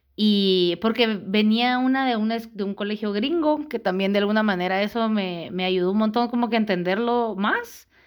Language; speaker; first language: Spanish; native; Spanish